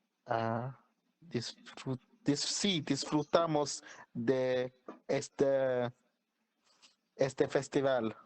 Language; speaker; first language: Spanish; non-native, learner; English